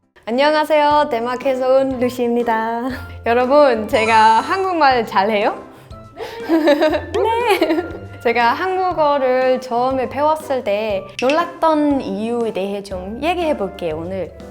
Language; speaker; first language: Korean; non-native, fluent; Danish